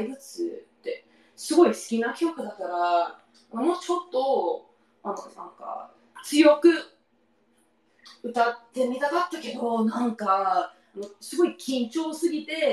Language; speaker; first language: Japanese; non-native, learner; English